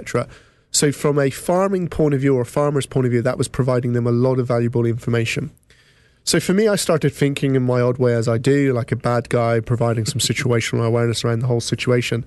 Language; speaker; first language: English; native; English